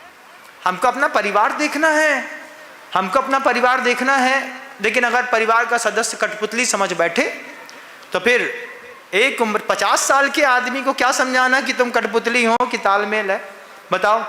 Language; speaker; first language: Hindi; native; Hindi